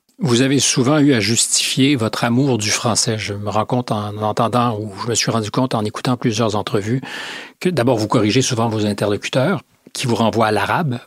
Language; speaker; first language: French; native; French